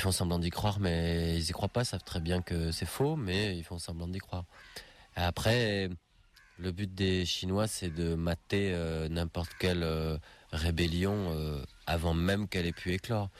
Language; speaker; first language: French; native; French